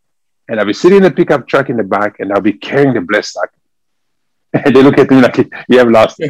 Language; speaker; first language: English; non-native, fluent; French